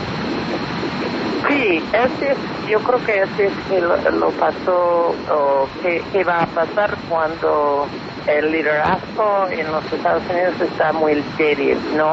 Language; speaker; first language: Spanish; non-native, fluent; English